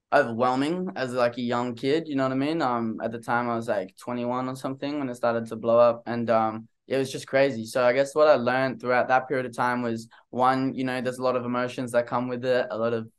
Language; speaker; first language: English; native; English